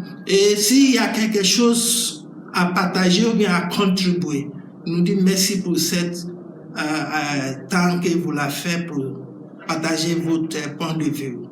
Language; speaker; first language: French; non-native, learner; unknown